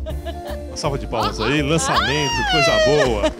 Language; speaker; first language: Portuguese; native; Portuguese